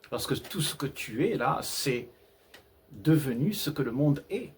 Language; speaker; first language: French; native; French